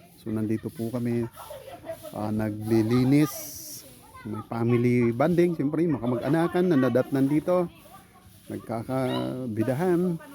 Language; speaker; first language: Filipino; non-native, local second language; Bikol